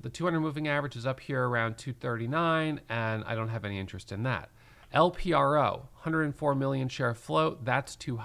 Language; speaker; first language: English; native; English